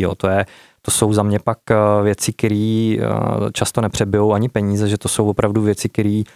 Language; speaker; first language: Czech; native; Czech